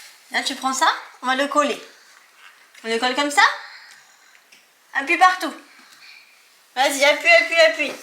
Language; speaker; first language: French; native; French